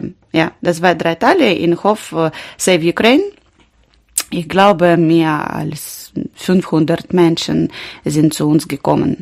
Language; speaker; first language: German; non-native, learner; Ukrainian